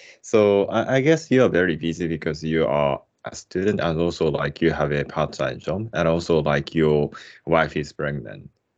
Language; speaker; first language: English; non-native, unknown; Japanese